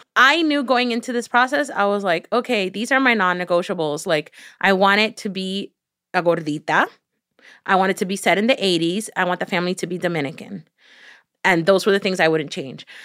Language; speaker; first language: English; early bilingual, other home language; Spanish